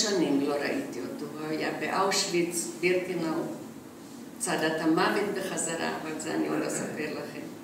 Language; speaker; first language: Hebrew; non-native, fluent; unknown